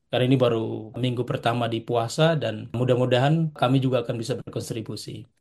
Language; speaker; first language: Indonesian; native; Indonesian